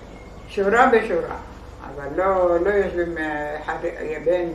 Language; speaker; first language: Hebrew; non-native, fluent; Arabic